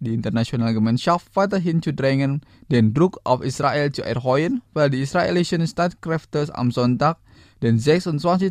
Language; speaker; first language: German; non-native, fluent; Indonesian